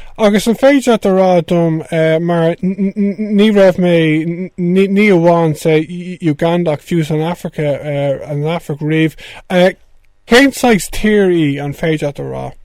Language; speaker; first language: Irish; non-native, local second language; English